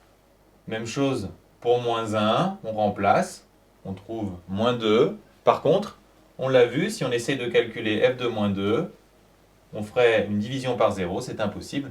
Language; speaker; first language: French; native; French